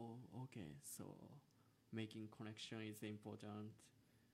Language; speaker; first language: English; non-native, learner; Japanese